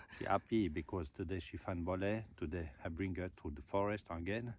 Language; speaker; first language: English; non-native, learner; French